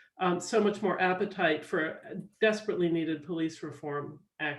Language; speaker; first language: English; native; English